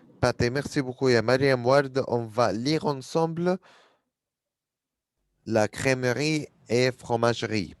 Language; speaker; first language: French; non-native, fluent; Arabic